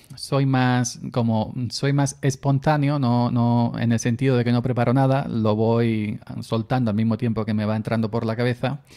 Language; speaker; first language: Spanish; native; Spanish